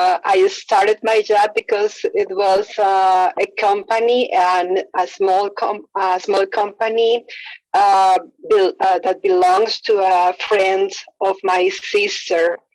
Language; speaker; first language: English; non-native, learner; Spanish